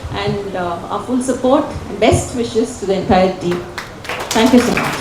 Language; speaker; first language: English; non-native, local second language; Tamil